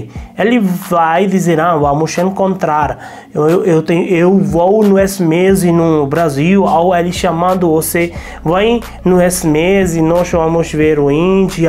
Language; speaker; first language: Portuguese; non-native, learner; Hindi